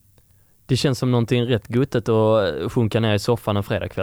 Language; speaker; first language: Swedish; native; Swedish